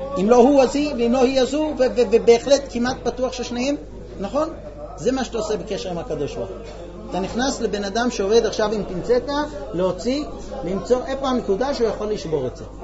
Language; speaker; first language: Hebrew; non-native, fluent; English